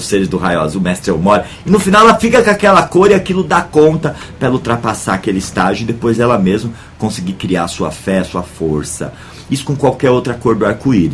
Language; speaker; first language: Portuguese; native; Portuguese